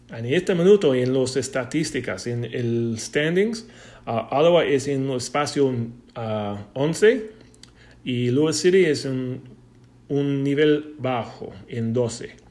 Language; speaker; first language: Spanish; non-native, learner; English